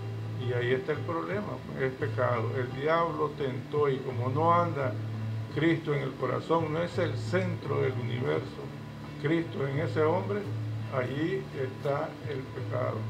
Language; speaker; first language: Spanish; native; Spanish